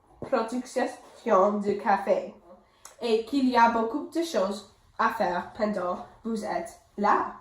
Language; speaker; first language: French; non-native, learner; English